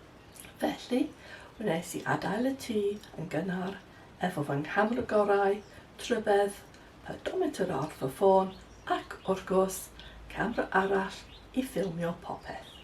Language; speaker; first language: Welsh; non-native, fluent; English